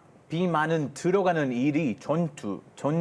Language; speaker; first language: Korean; non-native, fluent; Hebrew